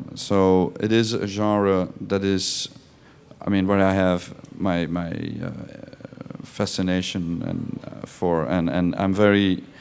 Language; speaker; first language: English; non-native, fluent; Dutch